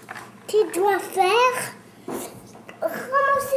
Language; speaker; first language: French; early bilingual, heritage; French